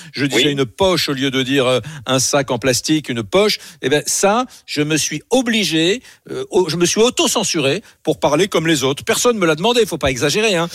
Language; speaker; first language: French; native; French